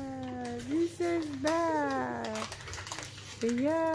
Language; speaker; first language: Dutch; non-native, fluent; Lingala